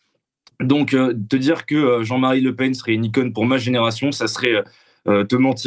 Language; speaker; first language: French; native; French